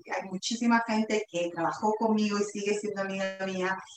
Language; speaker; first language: Spanish; native; Spanish